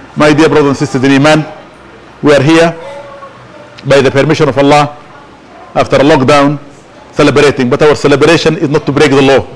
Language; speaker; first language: English; non-native, fluent; Arabic